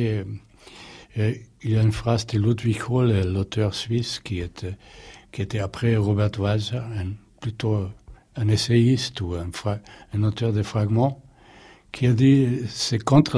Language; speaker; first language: French; non-native, fluent; German